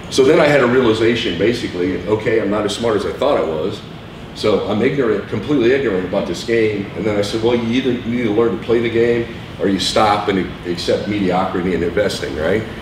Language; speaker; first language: English; native; English